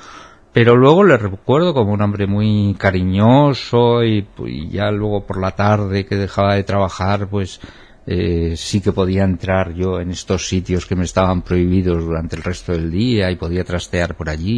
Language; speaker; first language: Spanish; native; Spanish